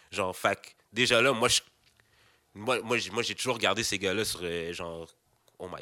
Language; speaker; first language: French; native; French